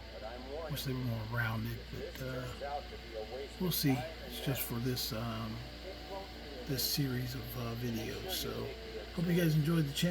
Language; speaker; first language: English; native; English